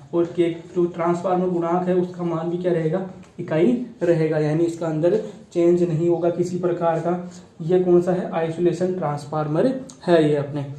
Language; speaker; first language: Hindi; native; Hindi